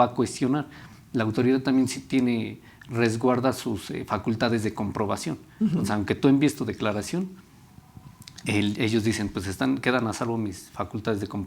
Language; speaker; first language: Spanish; native; Spanish